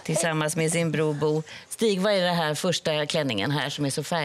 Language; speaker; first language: Swedish; native; Swedish